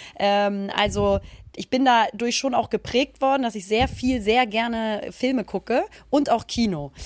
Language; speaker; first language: German; native; German